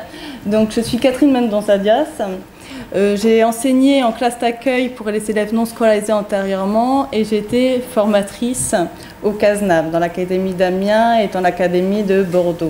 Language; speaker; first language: French; native; French